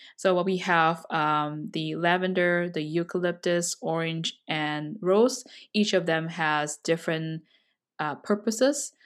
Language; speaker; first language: English; non-native, local second language; Chinese